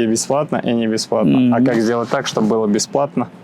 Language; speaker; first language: Russian; native; Russian